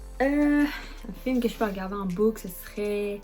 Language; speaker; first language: French; native; French